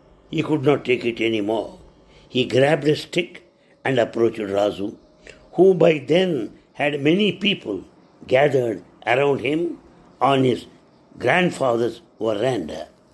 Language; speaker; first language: English; non-native, local second language; Telugu